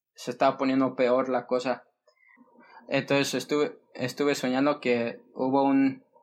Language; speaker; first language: Spanish; early bilingual, heritage; Spanish